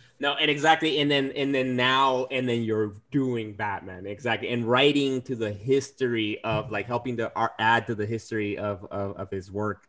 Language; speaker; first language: English; early bilingual, other home language; Spanish